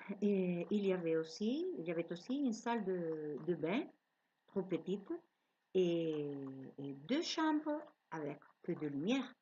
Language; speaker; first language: French; non-native, learner; Spanish